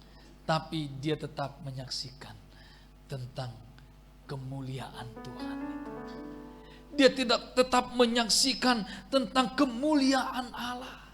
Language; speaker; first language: Indonesian; native; Indonesian